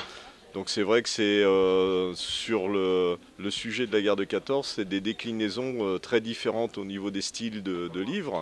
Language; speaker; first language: French; native; French